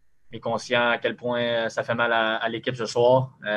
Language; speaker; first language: French; native; French